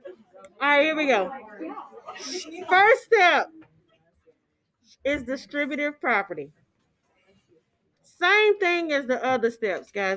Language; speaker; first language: English; native; English